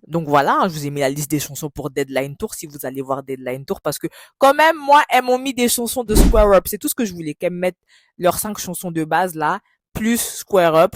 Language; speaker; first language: French; native; French